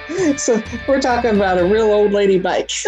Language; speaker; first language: English; native; English